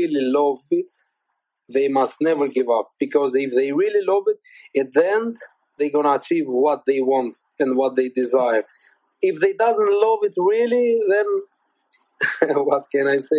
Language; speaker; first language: English; non-native, fluent; Albanian